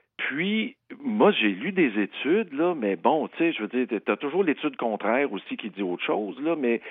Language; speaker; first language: French; native; French